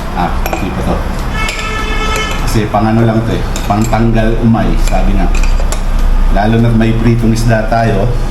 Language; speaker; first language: Filipino; native; Filipino